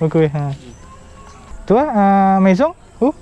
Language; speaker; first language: French; non-native, learner; Indonesian